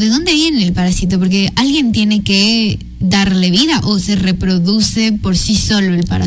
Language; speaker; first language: Spanish; native; Spanish